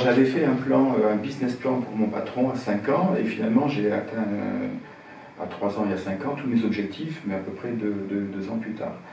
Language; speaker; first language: French; native; French